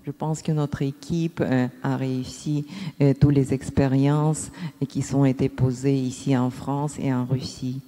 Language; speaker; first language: French; non-native, learner; Russian